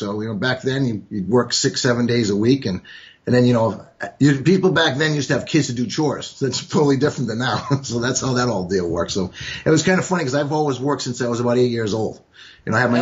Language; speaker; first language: English; native; English